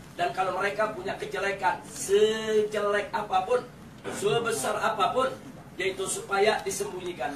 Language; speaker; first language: Indonesian; native; Indonesian